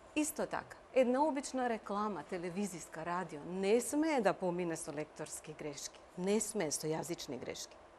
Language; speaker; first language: Macedonian; native; Macedonian